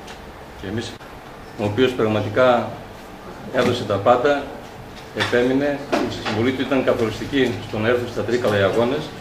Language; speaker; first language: Greek; native; Greek